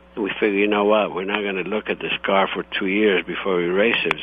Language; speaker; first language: English; non-native, fluent; Croatian